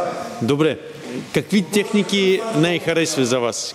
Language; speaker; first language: Bulgarian; non-native, learner; Russian